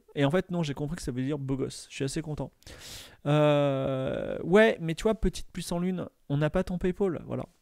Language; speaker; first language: French; native; French